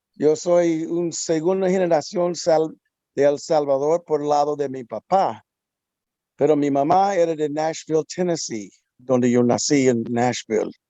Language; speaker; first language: Spanish; non-native, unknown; English